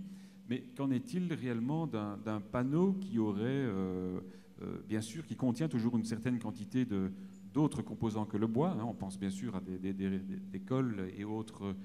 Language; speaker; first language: French; native; French